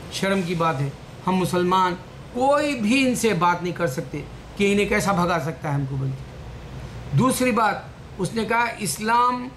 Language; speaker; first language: Urdu; native; Urdu